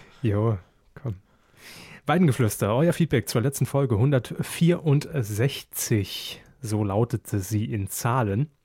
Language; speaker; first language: German; native; German